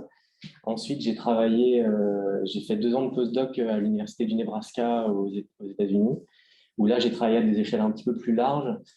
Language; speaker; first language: French; native; French